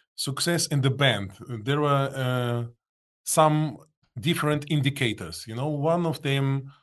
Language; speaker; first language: English; non-native, fluent; Russian